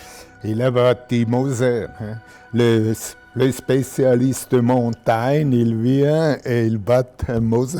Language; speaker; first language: French; non-native, local second language; German